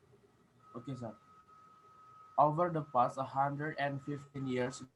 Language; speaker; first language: English; non-native, learner; Indonesian